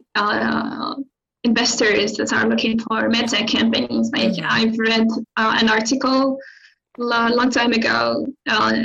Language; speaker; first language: English; non-native, fluent; Arabic